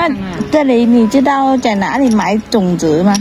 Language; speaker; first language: Chinese; non-native, learner; Vietnamese